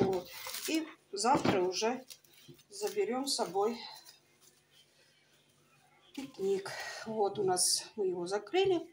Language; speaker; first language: Russian; non-native, learner; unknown